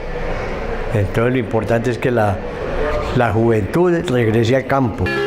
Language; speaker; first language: Spanish; native; Spanish